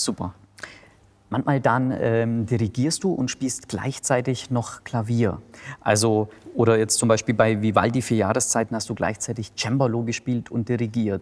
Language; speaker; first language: German; native; German